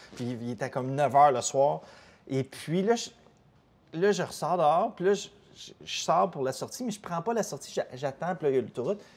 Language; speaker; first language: French; native; French